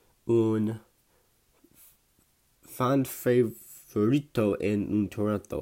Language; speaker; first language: Spanish; non-native, learner; English